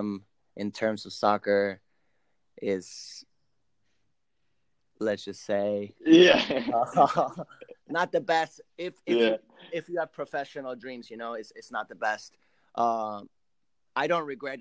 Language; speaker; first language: English; early bilingual, other home language; Spanish